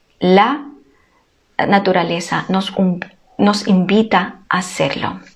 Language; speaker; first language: Spanish; non-native, fluent; Ukrainian